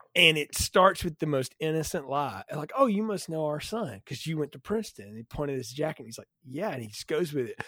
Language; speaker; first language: English; native; English